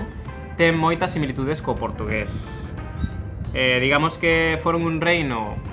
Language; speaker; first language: Galician; non-native, local second language; Spanish